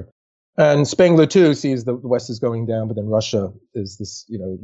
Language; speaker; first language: English; native; English